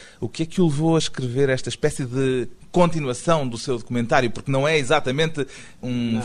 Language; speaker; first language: Portuguese; native; Portuguese